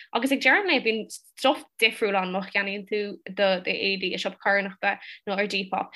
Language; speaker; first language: Irish; non-native, local second language; English